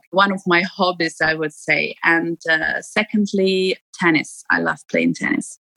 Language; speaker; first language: English; non-native, fluent; Ukrainian